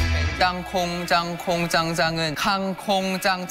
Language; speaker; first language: Korean; non-native, fluent; Thai